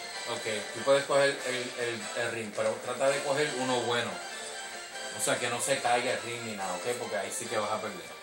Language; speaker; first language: Spanish; native; Spanish